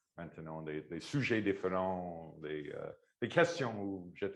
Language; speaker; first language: French; non-native, learner; English